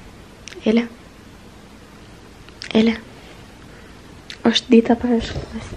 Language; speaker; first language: Albanian; early bilingual, heritage; Albanian